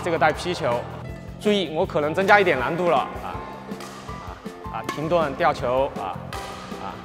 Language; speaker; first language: Chinese; native; Chinese